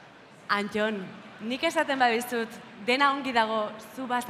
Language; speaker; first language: Basque; native; Basque